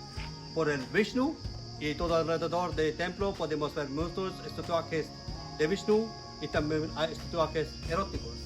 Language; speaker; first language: Spanish; non-native, learner; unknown